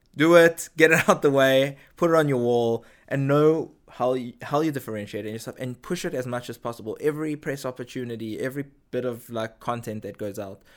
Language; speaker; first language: English; native; English